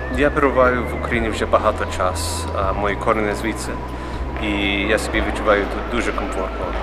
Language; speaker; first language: Ukrainian; early bilingual, heritage; English